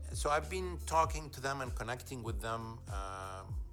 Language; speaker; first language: English; non-native, fluent; Arabic